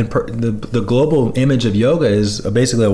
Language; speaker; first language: English; native; English